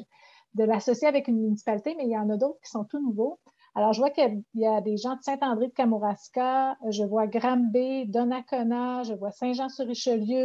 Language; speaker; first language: French; native; French